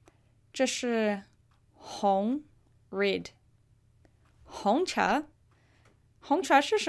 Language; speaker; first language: Chinese; non-native, fluent; English